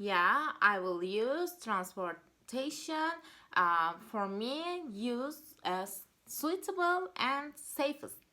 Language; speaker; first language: English; non-native, learner; Turkish